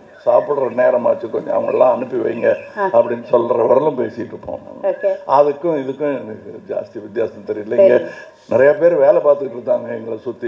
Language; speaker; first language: Tamil; native; Tamil